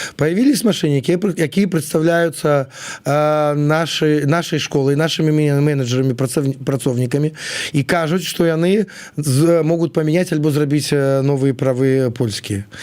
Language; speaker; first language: Belarusian; non-native, local second language; Russian